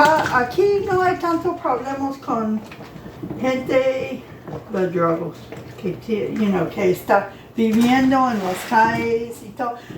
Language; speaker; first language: Spanish; non-native, learner; English